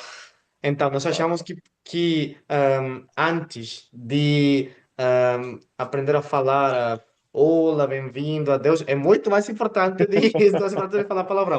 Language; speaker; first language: Portuguese; non-native, fluent; Spanish